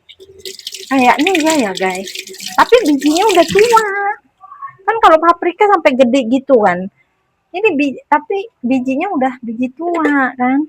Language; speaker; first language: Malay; non-native, local second language; Indonesian